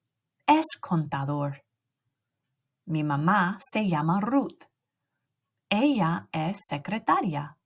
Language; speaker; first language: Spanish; non-native, learner; English